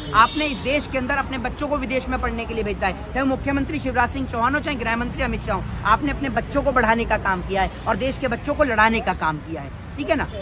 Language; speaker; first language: Hindi; native; Hindi